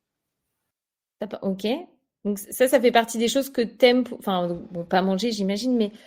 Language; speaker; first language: French; native; French